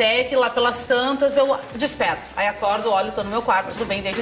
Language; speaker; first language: Portuguese; native; Portuguese